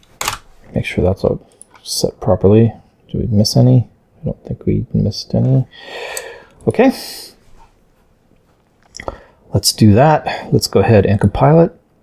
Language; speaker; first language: English; native; English